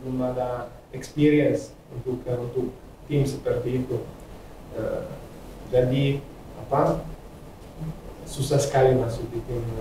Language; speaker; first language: Indonesian; non-native, fluent; Italian